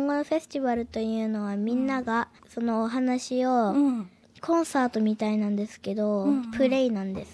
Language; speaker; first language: Japanese; early bilingual, heritage; Japanese